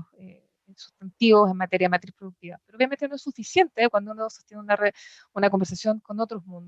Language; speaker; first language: Spanish; native; Spanish